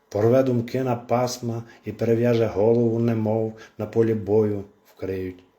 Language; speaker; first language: Ukrainian; native; Ukrainian